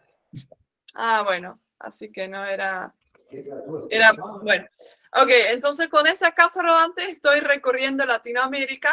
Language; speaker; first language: Spanish; non-native, fluent; Dutch